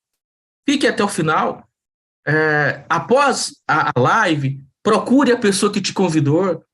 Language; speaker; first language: Portuguese; native; Portuguese